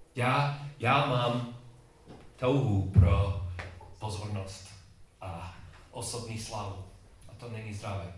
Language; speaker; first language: Czech; non-native, learner; English